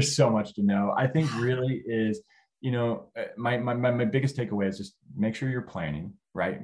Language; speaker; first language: English; native; English